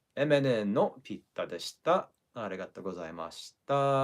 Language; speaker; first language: Japanese; non-native, learner; English